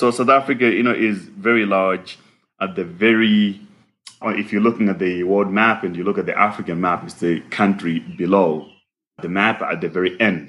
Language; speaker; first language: English; non-native, local second language; Nyanja